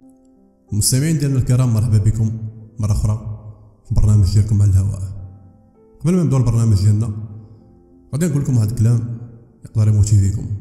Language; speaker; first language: Arabic; native; Arabic